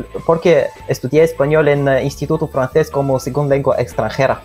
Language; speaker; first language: Spanish; non-native, fluent; Bulgarian